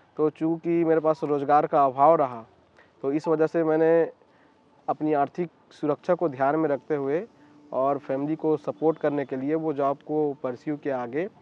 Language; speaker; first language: Hindi; native; Hindi